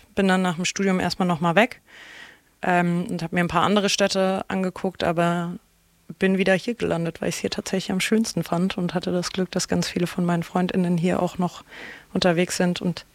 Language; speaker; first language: German; native; German